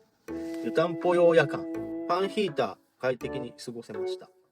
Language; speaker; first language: Japanese; native; Japanese